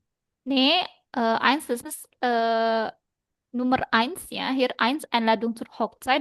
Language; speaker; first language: German; non-native, fluent; Indonesian